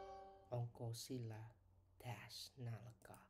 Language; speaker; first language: Finnish; non-native, learner; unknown